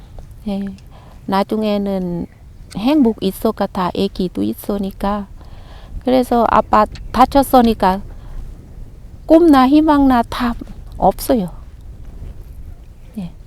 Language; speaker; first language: Korean; non-native, learner; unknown